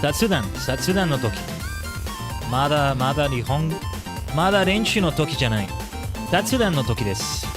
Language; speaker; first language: Japanese; non-native, learner; English